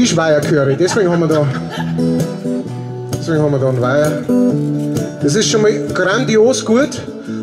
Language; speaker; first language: German; native; German